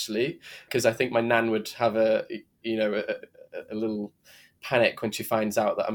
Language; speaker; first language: English; native; English